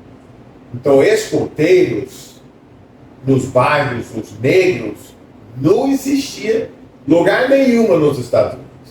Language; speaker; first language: Portuguese; non-native, fluent; English